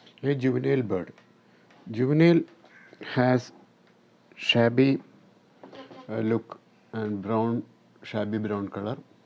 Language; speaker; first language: English; non-native, local second language; Malayalam